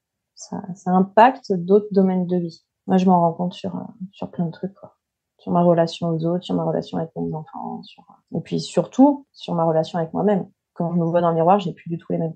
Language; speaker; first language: French; native; French